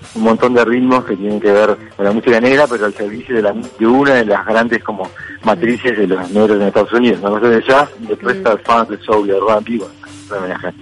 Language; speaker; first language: Spanish; native; Spanish